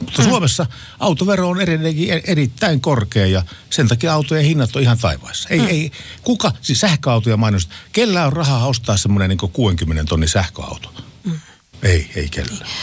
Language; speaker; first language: Finnish; native; Finnish